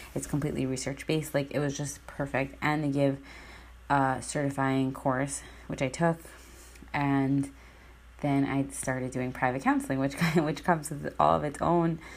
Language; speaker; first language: English; native; English